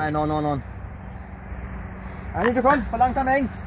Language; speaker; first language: Thai; non-native, learner; German